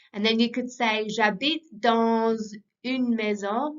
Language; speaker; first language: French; non-native, fluent; English